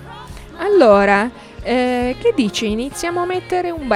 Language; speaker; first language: Italian; native; Italian